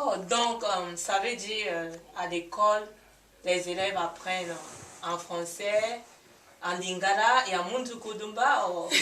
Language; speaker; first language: French; non-native, learner; English